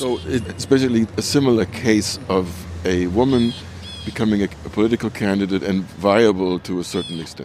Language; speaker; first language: English; non-native, fluent; German